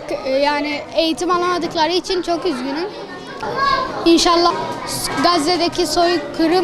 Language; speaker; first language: Turkish; early bilingual, other home language; Arabic